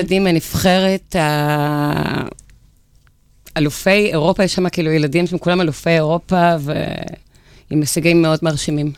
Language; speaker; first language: Hebrew; native; Hebrew